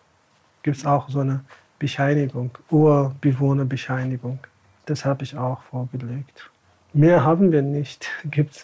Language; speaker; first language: German; non-native, fluent; Tamasheq